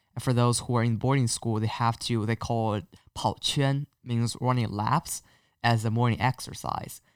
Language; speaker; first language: English; non-native, fluent; Chinese